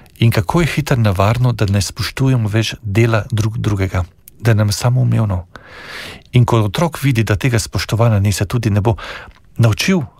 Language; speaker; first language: Slovenian; native; Slovenian